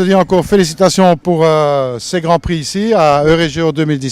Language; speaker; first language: French; native; French